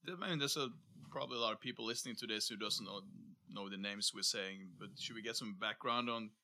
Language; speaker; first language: English; non-native, fluent; Norwegian